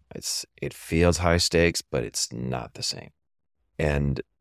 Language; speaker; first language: English; non-native, fluent; German